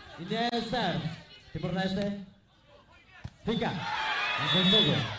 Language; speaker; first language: Portuguese; non-native, local second language; Tetum